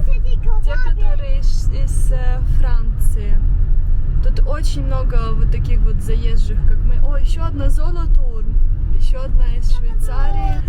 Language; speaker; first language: Russian; native; Russian